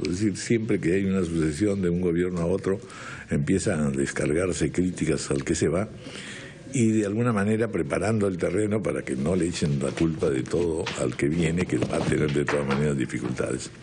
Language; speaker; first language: Spanish; native; Spanish